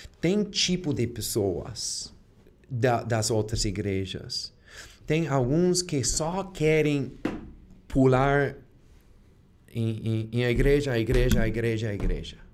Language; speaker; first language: Portuguese; non-native, fluent; English